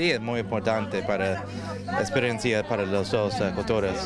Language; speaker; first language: Spanish; non-native, learner; English